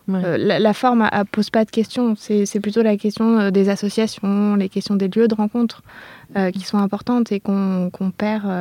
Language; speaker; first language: French; native; French